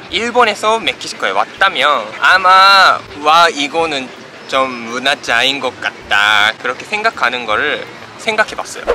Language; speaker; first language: Korean; non-native, fluent; Japanese